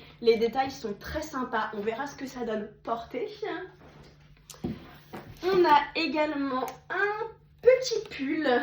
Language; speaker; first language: French; native; French